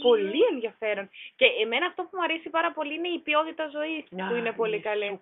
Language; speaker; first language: Greek; non-native, fluent; German